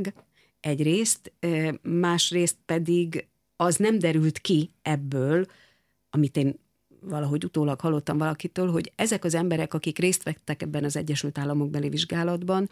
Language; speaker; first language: Hungarian; native; Hungarian